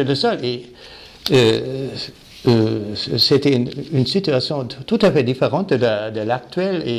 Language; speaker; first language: French; non-native, fluent; German